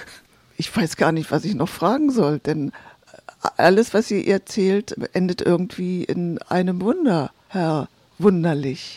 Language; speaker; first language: German; native; German